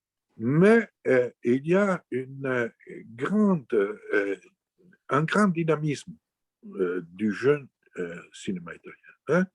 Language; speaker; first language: French; non-native, fluent; Italian